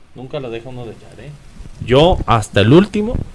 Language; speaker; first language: Spanish; native; Spanish